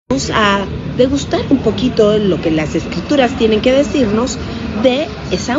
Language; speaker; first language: Spanish; native; Spanish